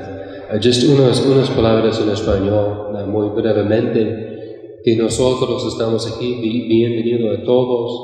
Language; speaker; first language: Spanish; non-native, fluent; English